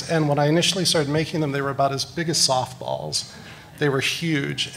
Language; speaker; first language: English; native; English